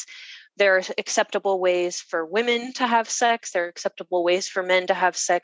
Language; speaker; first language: English; native; English